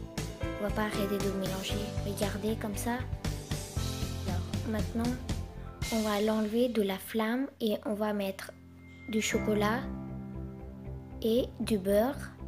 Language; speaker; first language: French; non-native, fluent; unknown